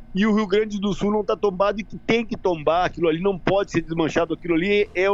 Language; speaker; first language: Portuguese; native; Portuguese